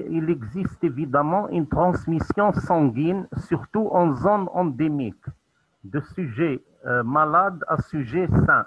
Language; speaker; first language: French; non-native, local second language; Arabic